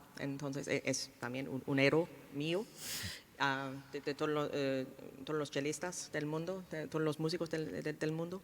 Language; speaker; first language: Spanish; non-native, fluent; English